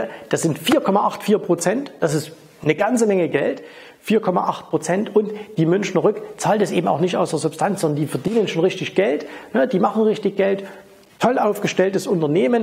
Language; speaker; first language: German; native; German